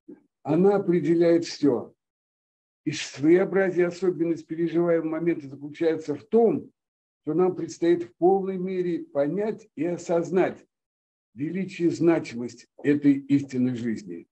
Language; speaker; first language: Russian; native; Russian